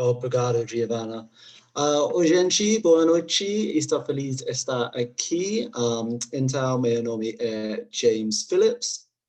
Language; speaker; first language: Portuguese; non-native, learner; English